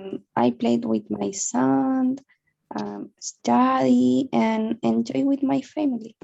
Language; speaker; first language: English; non-native, learner; Spanish